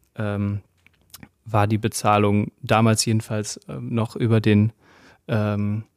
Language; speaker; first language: German; native; German